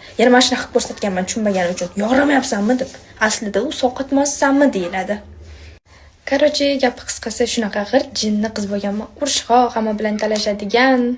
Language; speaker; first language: Uzbek; non-native, local second language; Kazakh